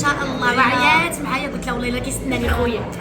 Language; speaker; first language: Arabic; native; Arabic